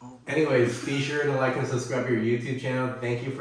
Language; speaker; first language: English; native; English